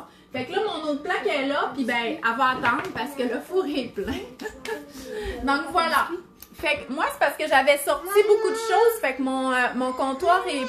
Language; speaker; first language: French; native; French